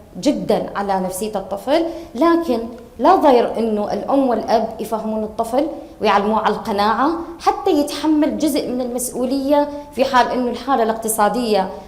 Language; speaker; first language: Arabic; native; Arabic